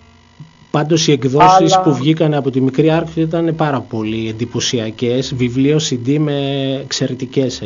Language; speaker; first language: Greek; native; Greek